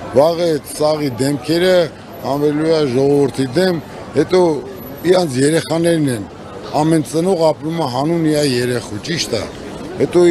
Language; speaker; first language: Armenian; native; Armenian